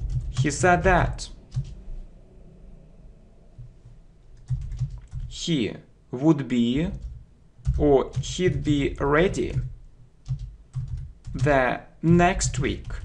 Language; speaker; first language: English; non-native, fluent; Russian